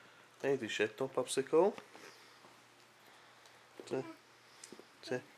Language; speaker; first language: French; native; French